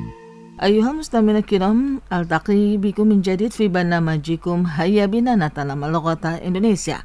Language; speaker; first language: Arabic; non-native, fluent; Indonesian